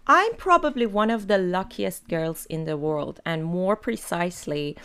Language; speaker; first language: English; non-native, fluent; Persian